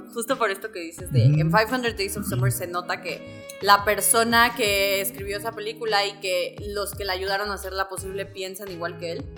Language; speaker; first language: Spanish; native; Spanish